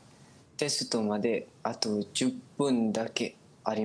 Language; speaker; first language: Japanese; non-native, learner; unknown